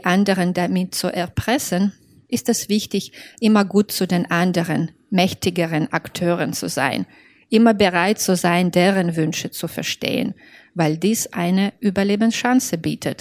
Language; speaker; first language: German; non-native, fluent; Belarusian